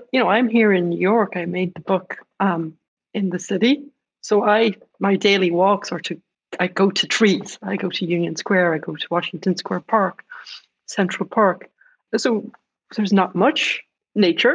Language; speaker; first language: English; native; English